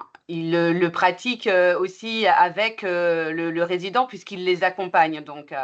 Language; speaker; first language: French; native; French